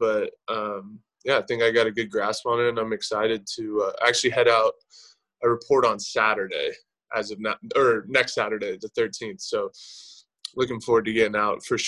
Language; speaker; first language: English; native; English